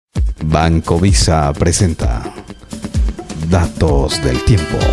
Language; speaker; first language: Spanish; native; Spanish